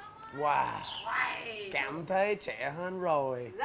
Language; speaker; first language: Vietnamese; non-native, learner; English